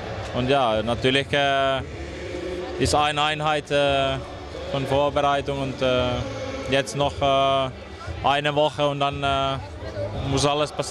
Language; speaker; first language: German; non-native, fluent; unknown